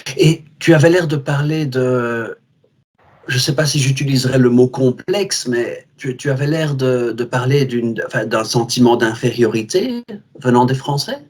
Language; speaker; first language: French; native; French